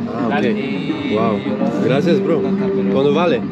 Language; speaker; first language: Spanish; non-native, learner; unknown